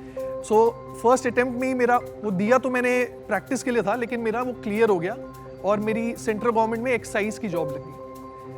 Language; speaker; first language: Hindi; native; Hindi